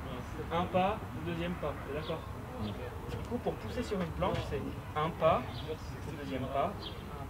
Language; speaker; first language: French; native; French